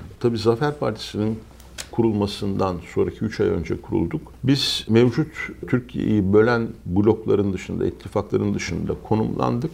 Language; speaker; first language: Turkish; native; Turkish